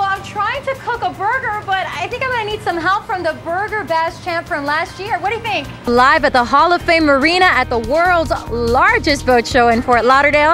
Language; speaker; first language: English; early bilingual, other home language; Spanish